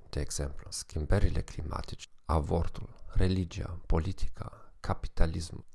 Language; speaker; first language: Romanian; non-native, fluent; German